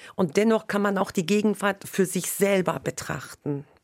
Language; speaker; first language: German; non-native, fluent; Persian